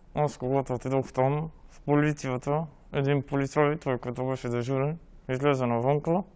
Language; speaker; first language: Bulgarian; early bilingual, heritage; Macedonian